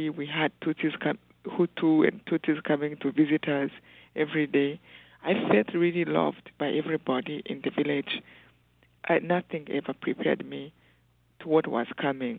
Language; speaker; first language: English; non-native, local second language; Kinyarwanda